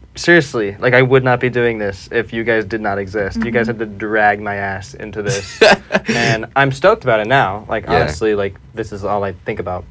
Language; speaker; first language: English; native; English